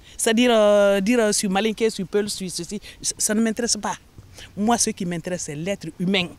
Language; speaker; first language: French; non-native, local second language; Mandingo